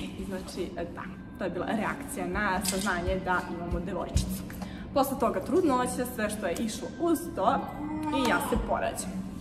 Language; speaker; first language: Serbian; non-native, fluent; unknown